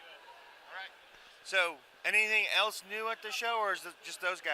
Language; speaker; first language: English; native; English